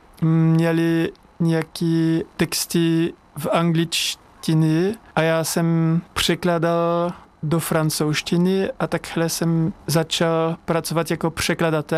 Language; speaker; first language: Czech; non-native, learner; French